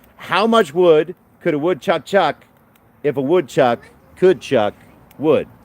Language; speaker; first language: English; native; English